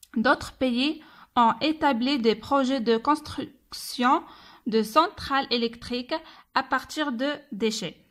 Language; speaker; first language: French; non-native, local second language; Arabic